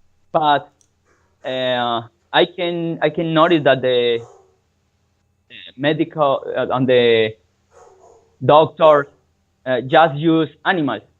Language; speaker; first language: English; non-native, learner; Spanish